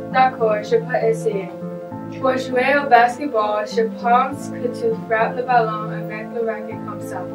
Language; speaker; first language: French; non-native, learner; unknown